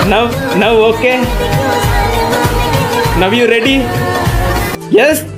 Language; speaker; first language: English; non-native, learner; Tamil